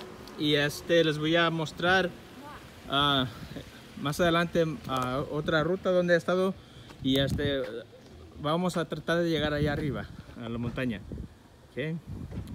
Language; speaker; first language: Spanish; early bilingual, heritage; Spanish